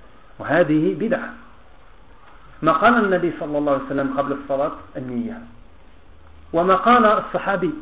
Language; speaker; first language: Arabic; non-native, fluent; French